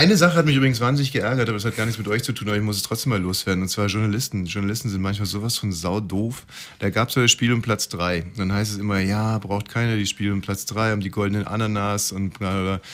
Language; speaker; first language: German; native; German